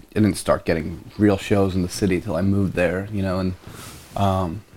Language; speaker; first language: English; native; English